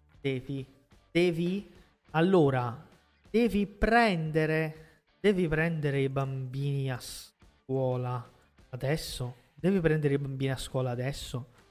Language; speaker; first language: Italian; non-native, fluent; Portuguese